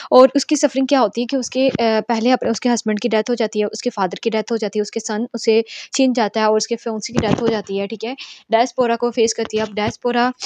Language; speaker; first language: Urdu; native; Urdu